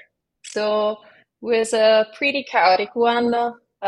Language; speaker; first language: English; non-native, fluent; Italian